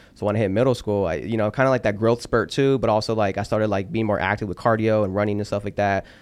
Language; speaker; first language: English; early bilingual, other home language; Polish